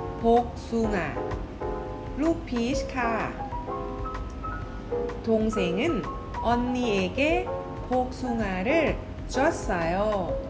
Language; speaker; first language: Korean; non-native, fluent; Thai